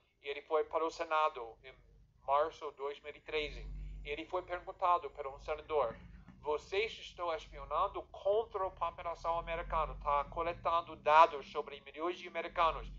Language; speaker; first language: Portuguese; non-native, fluent; English